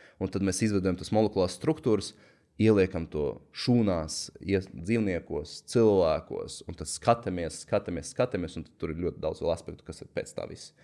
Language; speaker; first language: Latvian; native; Latvian